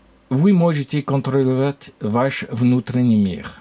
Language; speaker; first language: Russian; non-native, learner; French